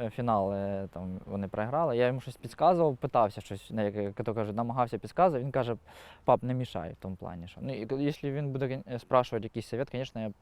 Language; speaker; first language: Ukrainian; native; Ukrainian